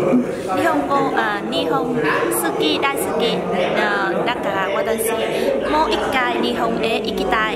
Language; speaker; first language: Japanese; non-native, learner; Vietnamese